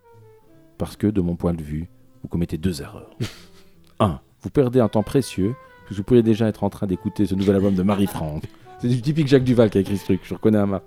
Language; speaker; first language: French; native; French